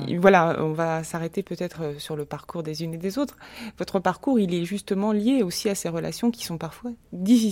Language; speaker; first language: French; native; French